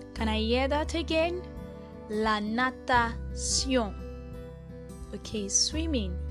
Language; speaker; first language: English; non-native, local second language; Yoruba